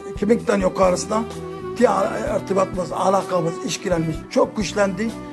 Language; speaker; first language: Turkish; early bilingual, heritage; Turkish